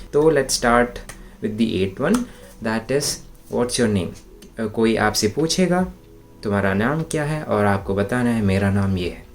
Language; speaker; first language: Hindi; non-native, local second language; Malayalam